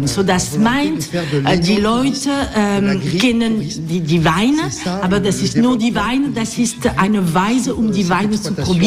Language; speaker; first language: German; non-native, fluent; French